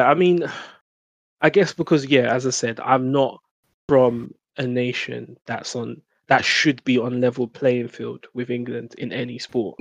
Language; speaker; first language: English; native; English